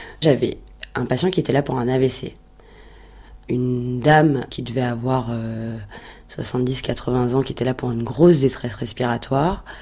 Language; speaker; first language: French; native; French